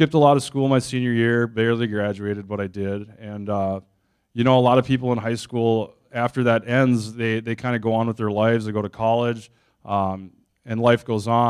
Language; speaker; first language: English; native; English